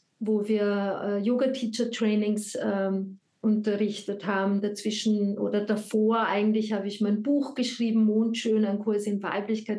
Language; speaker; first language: German; native; German